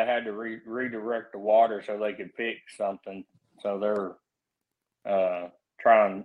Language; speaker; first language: English; early bilingual, other home language; Spanish